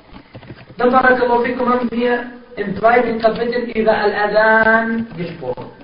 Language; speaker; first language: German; non-native, fluent; Arabic